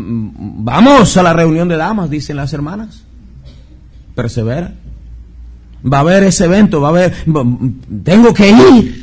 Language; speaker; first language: Spanish; native; Spanish